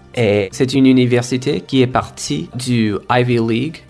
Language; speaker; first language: French; non-native, fluent; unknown